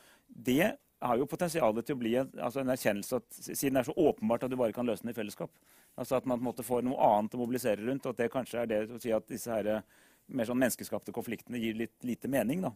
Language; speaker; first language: Norwegian; native; Norwegian